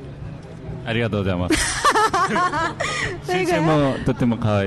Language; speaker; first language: Japanese; non-native, learner; Nepali